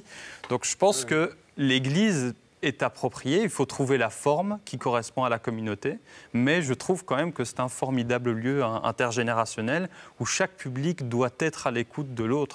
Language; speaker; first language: French; native; French